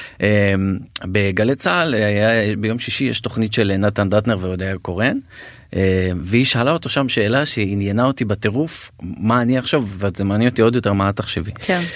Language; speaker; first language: Hebrew; native; Hebrew